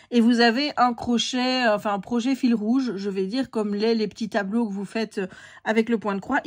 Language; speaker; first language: French; native; French